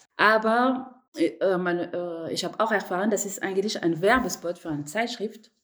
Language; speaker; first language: German; non-native, fluent; French